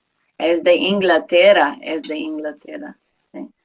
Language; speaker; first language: Spanish; non-native, fluent; English